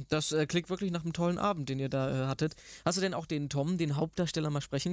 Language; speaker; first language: German; native; German